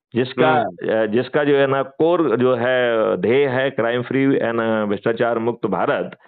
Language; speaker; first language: Hindi; native; Hindi